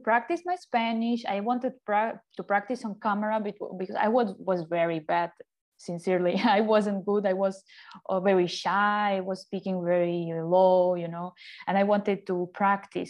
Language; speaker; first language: English; non-native, fluent; Ukrainian